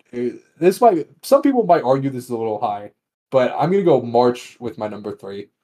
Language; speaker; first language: English; native; English